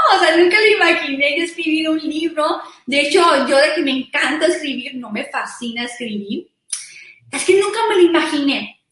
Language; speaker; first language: Spanish; early bilingual, heritage; Spanish